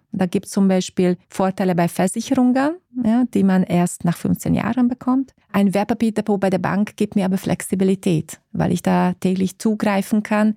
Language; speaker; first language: German; non-native, fluent; Hungarian